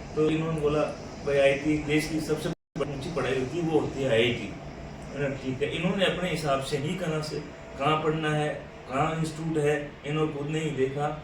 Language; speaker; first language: Hindi; native; Hindi